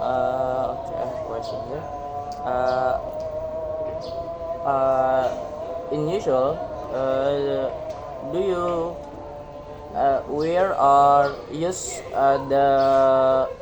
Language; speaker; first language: English; non-native, learner; Indonesian